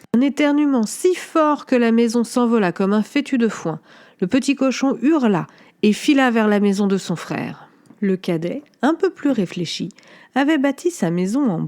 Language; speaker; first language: French; native; French